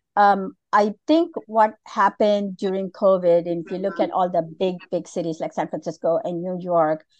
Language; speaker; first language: English; non-native, local second language; Tamil